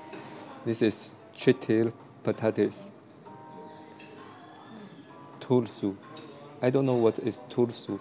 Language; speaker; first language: English; non-native, learner; Chinese